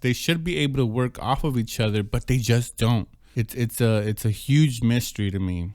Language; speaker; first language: English; native; English